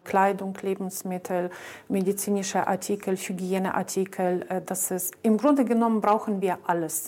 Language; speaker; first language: German; non-native, fluent; Ukrainian